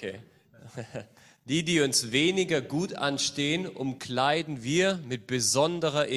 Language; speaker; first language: German; native; German